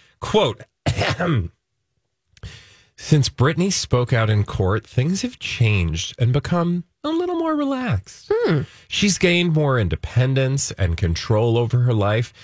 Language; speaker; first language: English; native; English